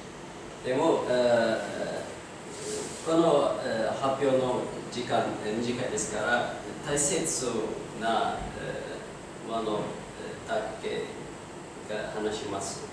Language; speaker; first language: Japanese; non-native, learner; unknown